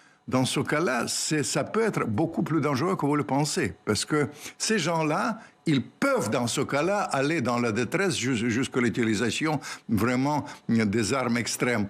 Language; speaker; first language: French; non-native, fluent; Russian